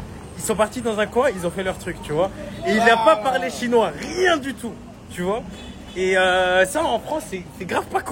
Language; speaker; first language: French; native; French